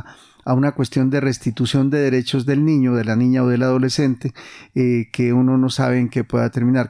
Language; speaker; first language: Spanish; native; Spanish